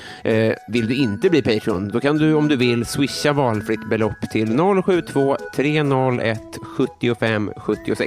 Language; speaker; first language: Swedish; native; Swedish